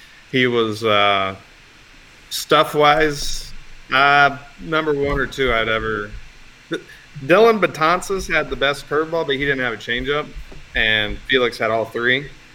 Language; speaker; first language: English; native; English